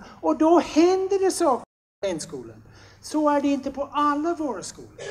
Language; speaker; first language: Swedish; non-native, fluent; English